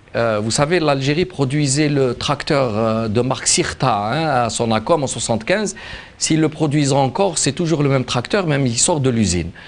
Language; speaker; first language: French; non-native, local second language; Arabic